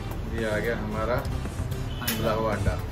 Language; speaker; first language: Hindi; native; Hindi